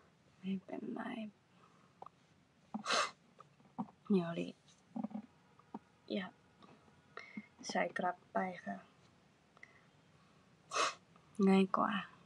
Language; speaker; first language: Thai; non-native, learner; Japanese